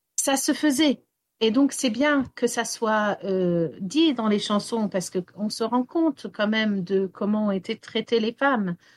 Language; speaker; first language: French; early bilingual, heritage; English